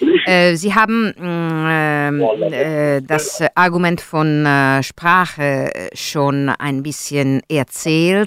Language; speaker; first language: German; non-native, fluent; Italian